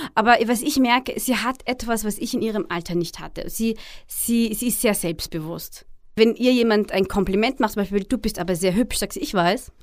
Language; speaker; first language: German; early bilingual, other home language; Arabic